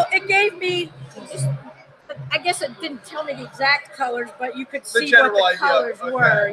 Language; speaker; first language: English; native; English